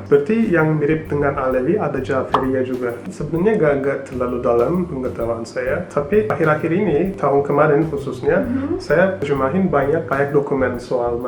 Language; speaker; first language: Indonesian; non-native, fluent; Turkish